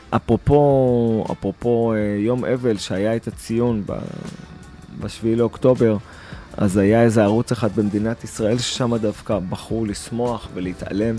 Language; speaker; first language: Hebrew; native; Hebrew